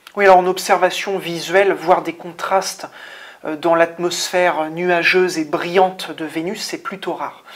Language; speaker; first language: French; native; French